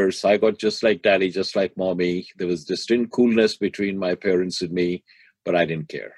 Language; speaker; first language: English; non-native, local second language; Hindi